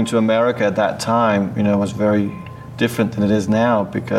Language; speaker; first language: English; early bilingual, other home language; Danish